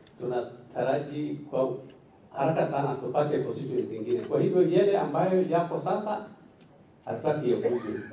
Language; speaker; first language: Swahili; non-native, local second language; Somali